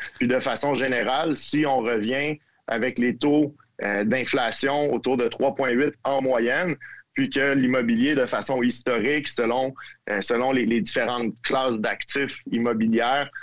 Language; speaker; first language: French; native; French